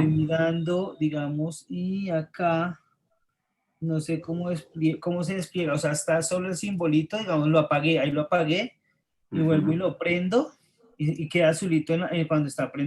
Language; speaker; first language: Spanish; native; Spanish